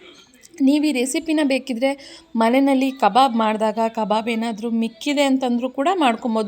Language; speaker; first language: Kannada; native; Kannada